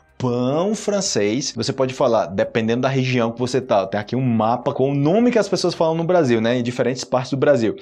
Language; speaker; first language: Portuguese; native; Portuguese